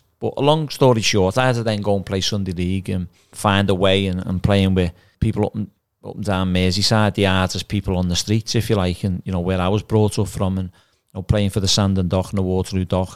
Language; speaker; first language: English; native; English